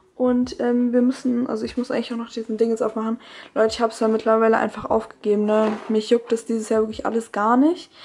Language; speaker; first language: German; native; German